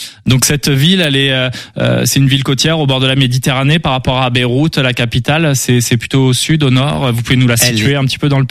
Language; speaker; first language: French; native; French